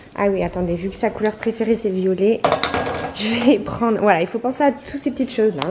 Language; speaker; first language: French; native; French